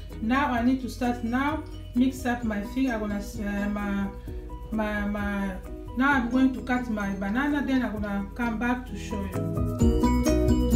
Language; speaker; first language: English; non-native, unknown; Lingala